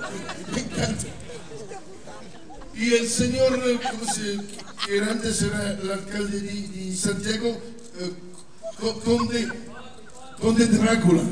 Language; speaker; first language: Spanish; non-native, fluent; Italian